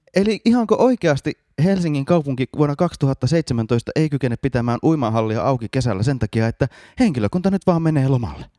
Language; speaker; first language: Finnish; native; Finnish